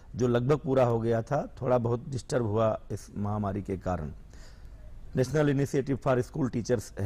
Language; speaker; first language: Hindi; native; Hindi